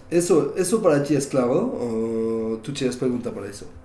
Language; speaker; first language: Spanish; non-native, learner; French